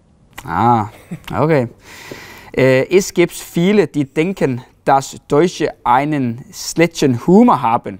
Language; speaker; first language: German; non-native, learner; Danish